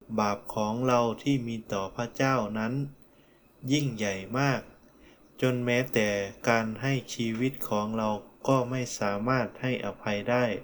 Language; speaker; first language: Thai; non-native, fluent; Korean